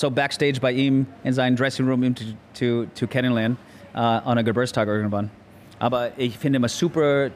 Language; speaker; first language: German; non-native, learner; English